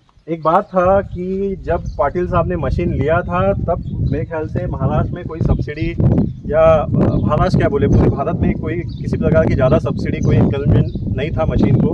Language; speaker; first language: Hindi; non-native, local second language; Marathi